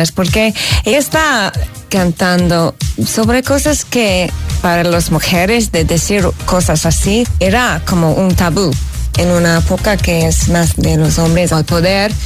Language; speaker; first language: Spanish; non-native, fluent; English